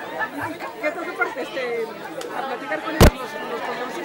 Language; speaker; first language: Spanish; native; Spanish